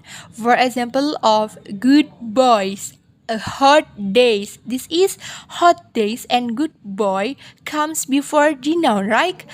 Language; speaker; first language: English; non-native, learner; Indonesian